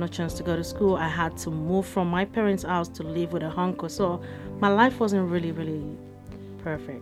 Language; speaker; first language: English; non-native, local second language; Yoruba